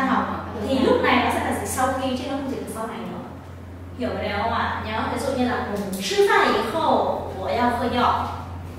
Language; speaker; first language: Chinese; non-native, fluent; Vietnamese